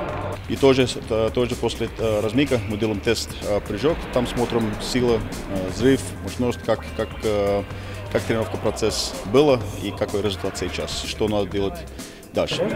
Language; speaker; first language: Russian; non-native, learner; Finnish